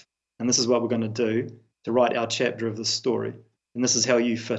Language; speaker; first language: English; native; English